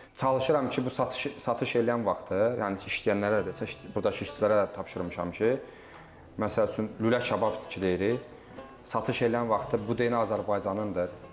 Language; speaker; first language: Azerbaijani; native; Azerbaijani